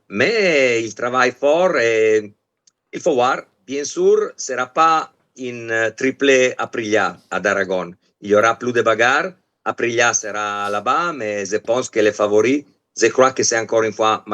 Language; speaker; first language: French; non-native, fluent; Italian